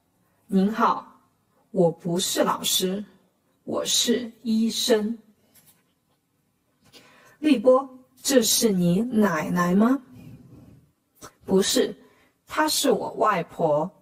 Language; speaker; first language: Chinese; non-native, fluent; Khmer